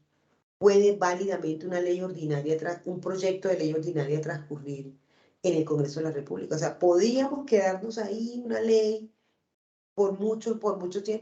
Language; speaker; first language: Spanish; native; Spanish